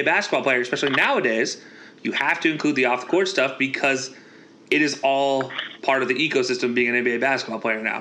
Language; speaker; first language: English; native; English